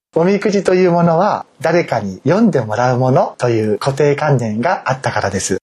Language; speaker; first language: Japanese; native; Japanese